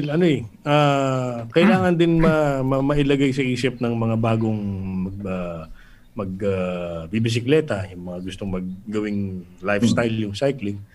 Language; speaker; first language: Filipino; native; Filipino